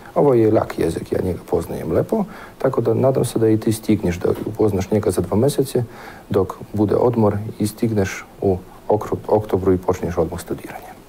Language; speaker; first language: Serbian; non-native, fluent; Polish